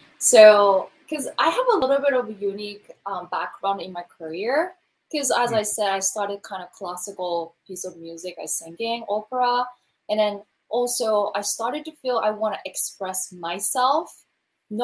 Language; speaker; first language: English; non-native, learner; Japanese